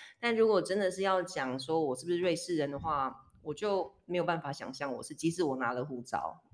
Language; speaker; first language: Chinese; native; Chinese